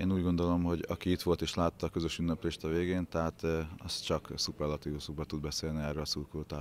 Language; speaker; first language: Hungarian; native; Hungarian